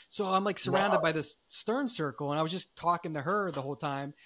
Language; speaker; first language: English; native; English